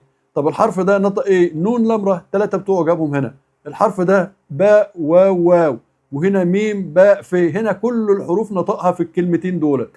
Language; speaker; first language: Arabic; native; Arabic